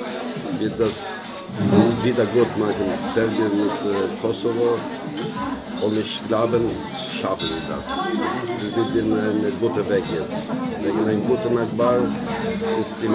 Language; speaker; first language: German; non-native, learner; Albanian